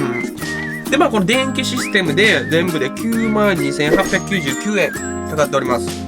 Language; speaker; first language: Japanese; native; Japanese